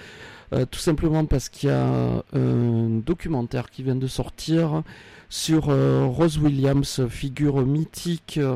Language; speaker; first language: French; native; French